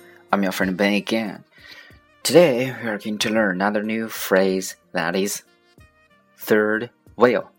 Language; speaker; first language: English; non-native, fluent; Chinese